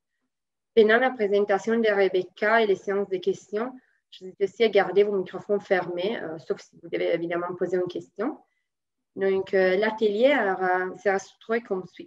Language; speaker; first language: French; native; French